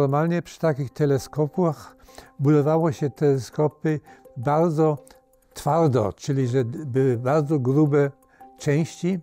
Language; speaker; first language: Polish; early bilingual, heritage; Polish